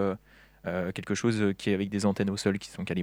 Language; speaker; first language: French; native; French